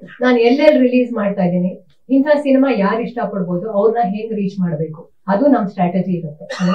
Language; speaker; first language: Kannada; native; Kannada